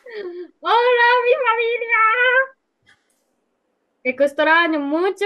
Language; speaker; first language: Spanish; non-native, learner; Japanese